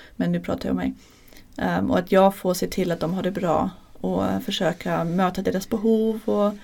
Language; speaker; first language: Swedish; non-native, fluent; German